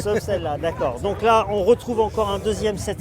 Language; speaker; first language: French; native; French